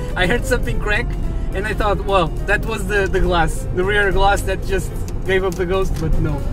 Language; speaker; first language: English; non-native, fluent; Portuguese